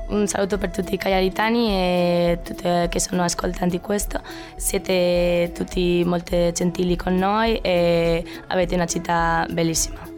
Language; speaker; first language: Italian; non-native, learner; Spanish